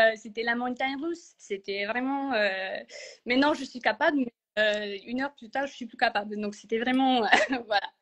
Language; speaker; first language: French; non-native, fluent; Romanian